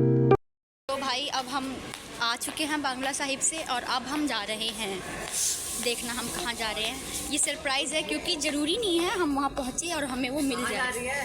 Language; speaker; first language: Hindi; native; Hindi